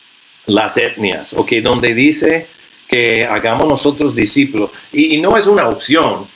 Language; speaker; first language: Spanish; non-native, fluent; English